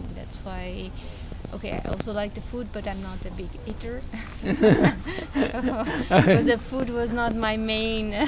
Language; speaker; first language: English; non-native, fluent; Portuguese